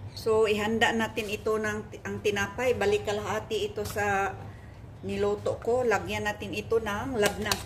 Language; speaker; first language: Filipino; non-native, local second language; Cebuano